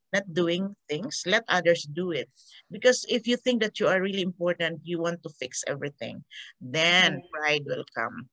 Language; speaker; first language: English; non-native, local second language; Hiligaynon